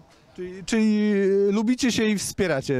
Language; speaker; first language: Polish; native; Polish